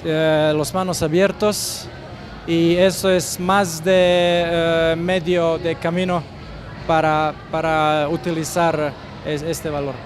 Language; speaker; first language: Spanish; non-native, learner; Croatian